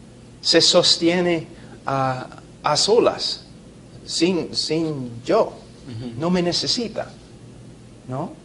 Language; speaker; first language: Spanish; non-native, fluent; English